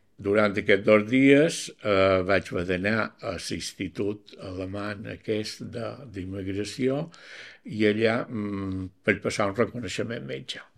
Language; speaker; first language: Catalan; native; Catalan